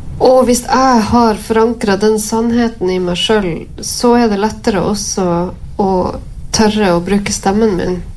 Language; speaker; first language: Norwegian; native; Norwegian